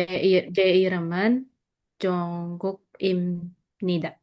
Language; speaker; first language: Korean; non-native, learner; Indonesian